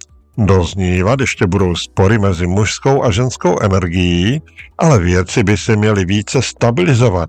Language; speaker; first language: Czech; native; Czech